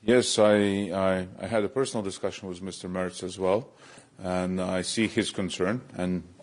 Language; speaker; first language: English; non-native, fluent; Latvian